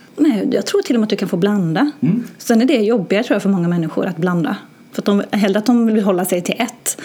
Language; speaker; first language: Swedish; early bilingual, other home language; Arabic